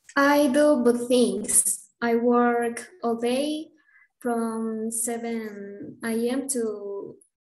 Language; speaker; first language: English; non-native, learner; Spanish